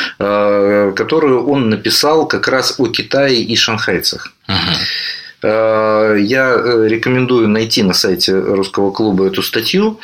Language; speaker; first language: Russian; native; Russian